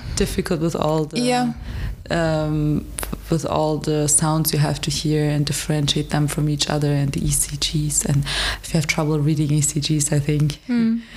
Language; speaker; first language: English; non-native, fluent; German